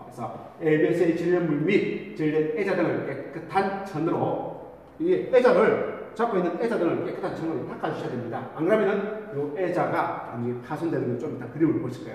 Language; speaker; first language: Korean; native; Korean